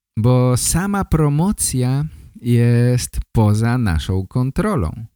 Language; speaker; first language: Polish; native; Polish